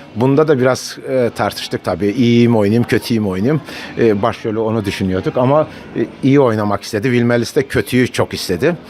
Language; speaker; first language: Turkish; native; Turkish